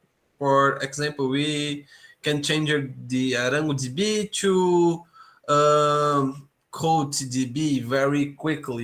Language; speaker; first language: English; non-native, learner; Portuguese